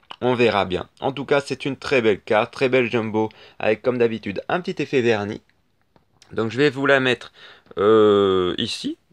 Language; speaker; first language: French; native; French